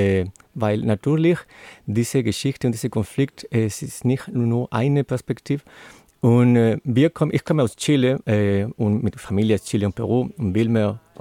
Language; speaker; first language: German; non-native, learner; Spanish